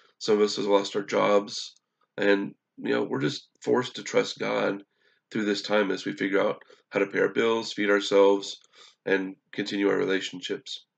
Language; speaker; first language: English; native; English